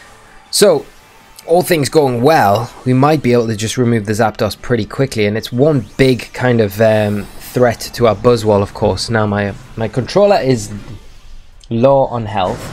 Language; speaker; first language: English; native; English